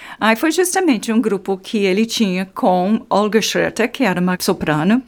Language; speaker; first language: Portuguese; non-native, fluent; English